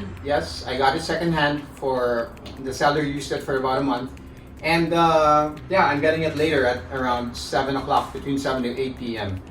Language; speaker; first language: English; non-native, local second language; Filipino